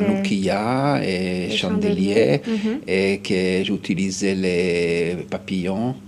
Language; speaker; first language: French; non-native, fluent; Hebrew